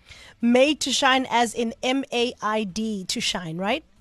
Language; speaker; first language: English; native; English